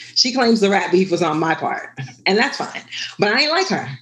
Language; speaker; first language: English; native; English